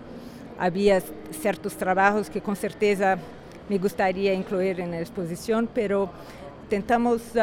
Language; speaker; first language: Spanish; non-native, fluent; Portuguese